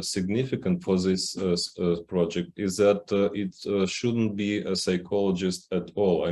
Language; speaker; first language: English; non-native, fluent; Ukrainian